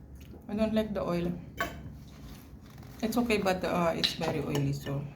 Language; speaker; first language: English; non-native, local second language; Filipino